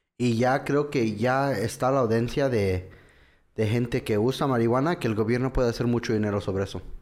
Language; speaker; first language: Spanish; early bilingual, heritage; English